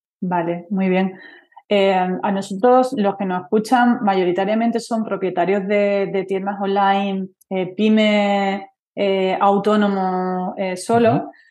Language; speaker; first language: Spanish; native; Spanish